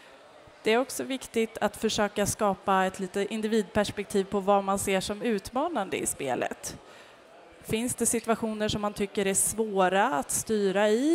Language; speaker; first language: Swedish; native; Swedish